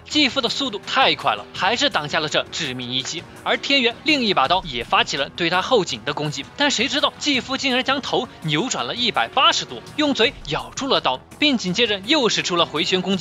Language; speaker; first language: Chinese; native; Chinese